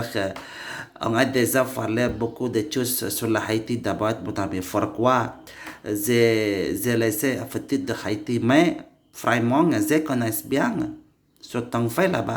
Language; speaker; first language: French; non-native, learner; Indonesian